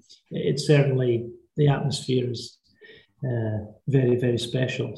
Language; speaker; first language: English; native; English